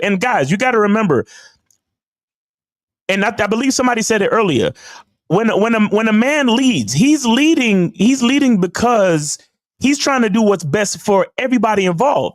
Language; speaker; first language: English; native; English